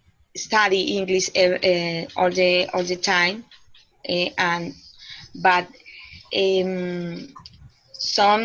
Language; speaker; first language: English; non-native, learner; Spanish